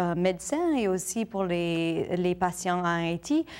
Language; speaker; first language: French; non-native, fluent; English